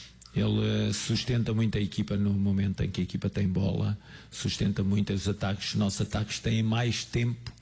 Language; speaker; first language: Portuguese; native; Portuguese